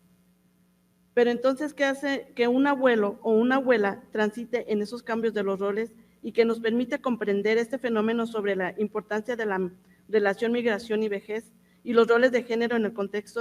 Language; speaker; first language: Spanish; native; Spanish